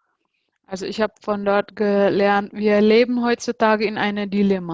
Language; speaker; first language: German; non-native, fluent; Indonesian